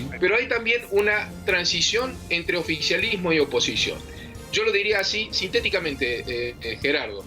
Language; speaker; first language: Spanish; native; Spanish